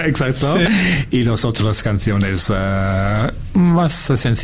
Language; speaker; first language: Spanish; non-native, learner; English